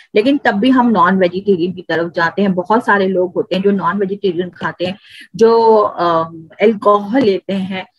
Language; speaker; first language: Hindi; native; Hindi